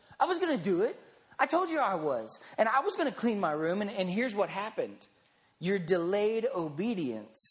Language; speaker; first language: English; native; English